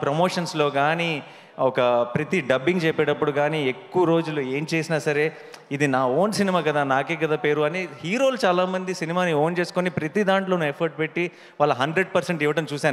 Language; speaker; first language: Telugu; native; Telugu